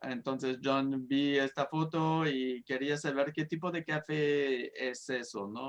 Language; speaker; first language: Spanish; non-native, fluent; French